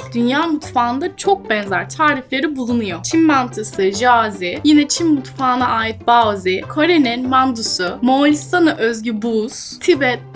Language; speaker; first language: Turkish; non-native, fluent; Russian